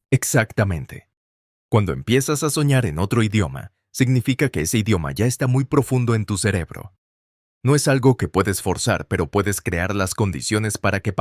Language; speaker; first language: Spanish; non-native, fluent; English